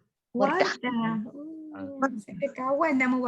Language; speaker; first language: Indonesian; non-native, local second language; Malay